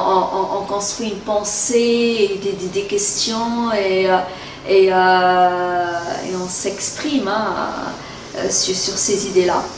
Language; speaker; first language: French; non-native, local second language; Arabic